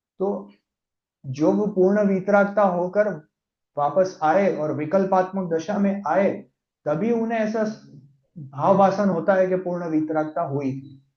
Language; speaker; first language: Hindi; non-native, local second language; Gujarati